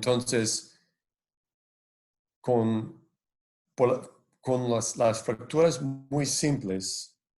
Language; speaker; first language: Spanish; non-native, fluent; English